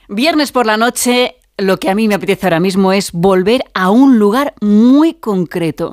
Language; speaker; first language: Spanish; native; Spanish